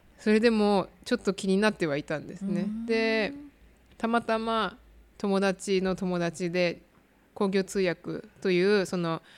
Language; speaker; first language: Japanese; native; Japanese